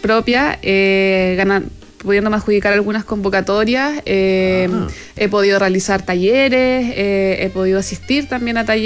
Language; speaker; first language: Spanish; native; Spanish